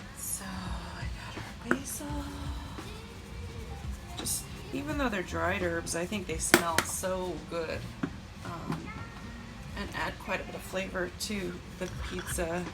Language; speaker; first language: English; native; English